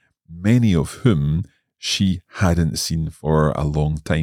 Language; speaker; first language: English; native; English